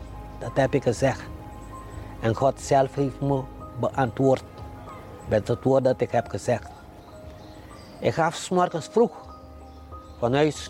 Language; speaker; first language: Dutch; non-native, local second language; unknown